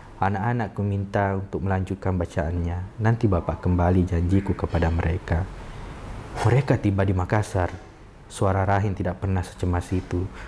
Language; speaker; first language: Indonesian; non-native, local second language; Buginese